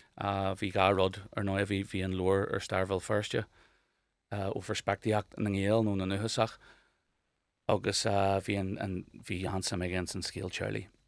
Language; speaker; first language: Irish; native; Irish